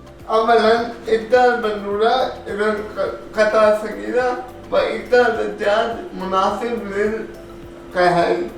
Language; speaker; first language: Arabic; non-native, learner; Urdu